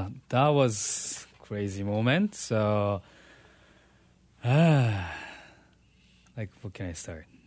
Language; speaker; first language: English; non-native, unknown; Japanese